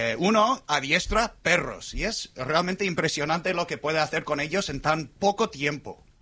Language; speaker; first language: Spanish; non-native, fluent; English